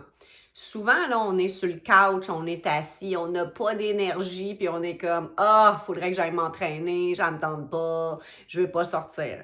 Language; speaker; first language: French; native; French